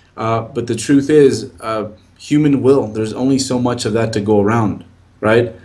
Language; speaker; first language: English; native; English